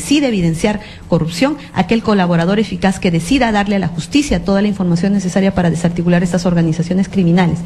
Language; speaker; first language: Spanish; native; Spanish